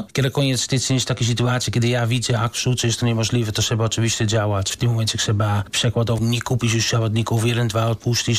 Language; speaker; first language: Polish; non-native, learner; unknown